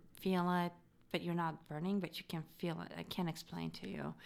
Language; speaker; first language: English; non-native, fluent; Polish